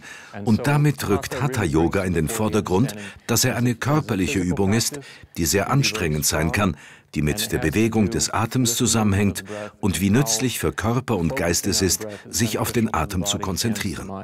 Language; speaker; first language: German; native; German